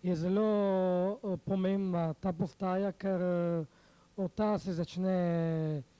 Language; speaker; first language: Slovenian; non-native, learner; Italian